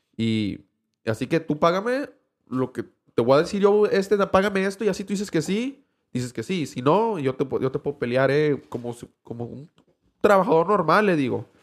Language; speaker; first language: Spanish; early bilingual, heritage; Spanish